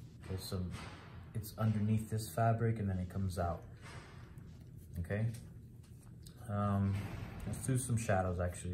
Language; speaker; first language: English; native; English